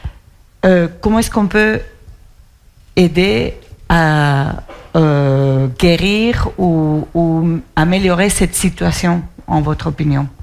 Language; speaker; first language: French; non-native, fluent; Spanish